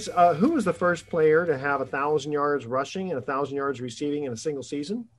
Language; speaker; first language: English; native; English